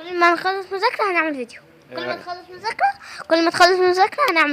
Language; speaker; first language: Arabic; native; Arabic